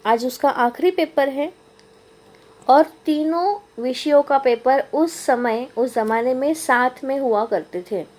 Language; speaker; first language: Hindi; non-native, local second language; Marathi